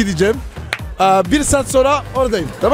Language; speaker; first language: Turkish; non-native, learner; French